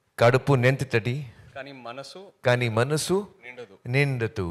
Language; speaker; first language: Telugu; non-native, learner; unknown